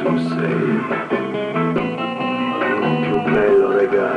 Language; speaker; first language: Danish; native; Danish